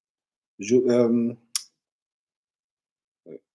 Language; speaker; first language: French; non-native, learner; English